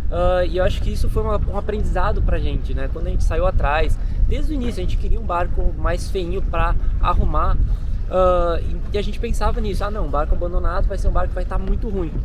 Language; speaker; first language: Portuguese; native; Portuguese